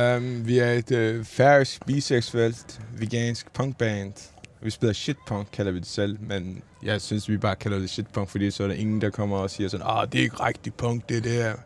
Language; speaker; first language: Danish; non-native, local second language; Faroese